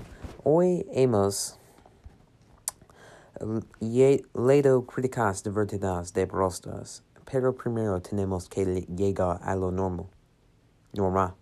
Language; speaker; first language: Spanish; non-native, learner; English